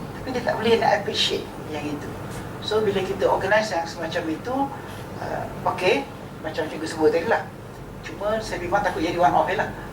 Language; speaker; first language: Malay; native; Malay